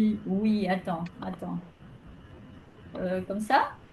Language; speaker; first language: French; non-native, fluent; Spanish